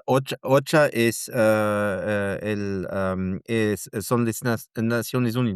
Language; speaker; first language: Spanish; non-native, learner; German